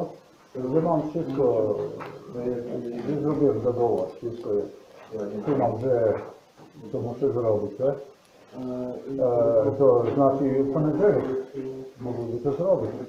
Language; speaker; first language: Polish; non-native, learner; Slovenian